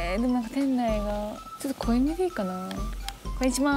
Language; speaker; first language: Japanese; native; Japanese